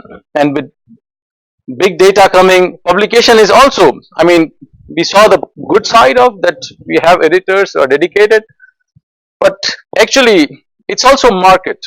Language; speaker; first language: English; non-native, fluent; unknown